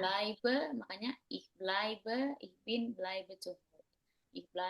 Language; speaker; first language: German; non-native, fluent; Indonesian